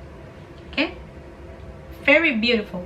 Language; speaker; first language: English; non-native, fluent; Indonesian